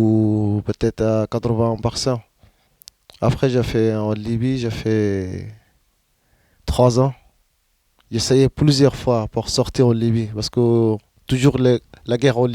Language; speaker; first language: French; non-native, learner; Arabic